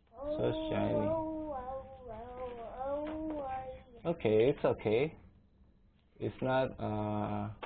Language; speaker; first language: English; non-native, learner; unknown